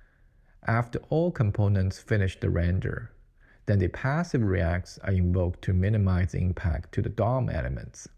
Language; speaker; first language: English; non-native, fluent; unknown